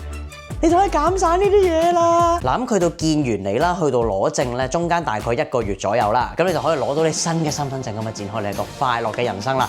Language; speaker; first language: Cantonese; native; Cantonese